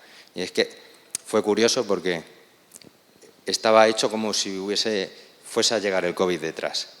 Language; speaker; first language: Spanish; native; Spanish